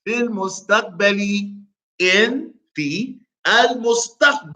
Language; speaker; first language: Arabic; non-native, fluent; English